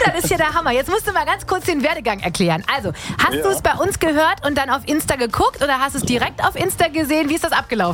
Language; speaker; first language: German; native; German